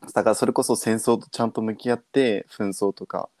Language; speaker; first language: Japanese; early bilingual, heritage; Japanese